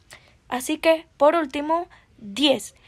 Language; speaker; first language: Spanish; early bilingual, heritage; Spanish